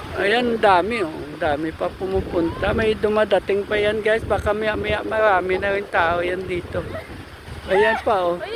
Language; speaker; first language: Filipino; non-native, local second language; Hiligaynon